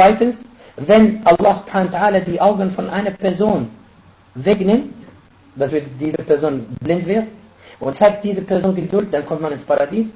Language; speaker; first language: German; non-native, fluent; Arabic